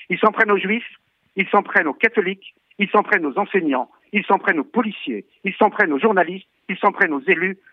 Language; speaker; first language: French; native; French